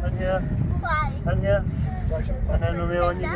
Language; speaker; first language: English; native; English